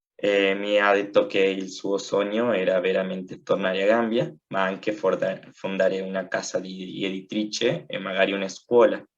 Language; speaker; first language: Italian; non-native, learner; Spanish